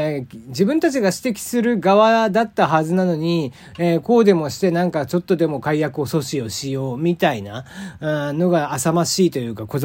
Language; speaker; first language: Japanese; native; Japanese